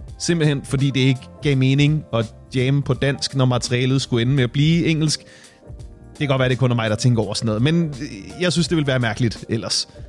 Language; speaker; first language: Danish; native; Danish